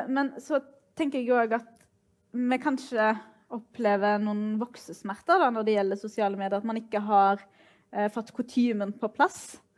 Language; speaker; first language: Norwegian; early bilingual, other home language; Arabic